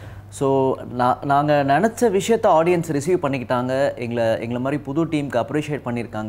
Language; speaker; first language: Tamil; native; Tamil